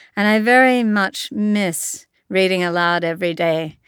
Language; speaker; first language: English; native; English